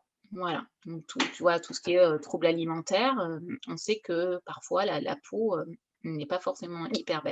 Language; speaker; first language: French; native; French